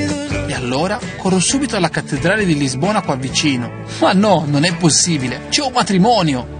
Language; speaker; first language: Italian; native; Italian